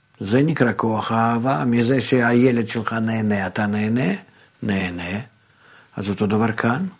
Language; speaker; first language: Hebrew; non-native, fluent; Russian